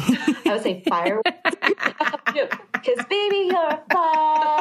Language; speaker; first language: English; early bilingual, other home language; Vietnamese